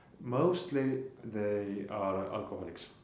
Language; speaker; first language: English; non-native, learner; Estonian